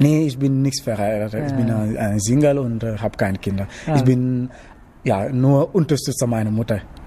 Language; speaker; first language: German; non-native, learner; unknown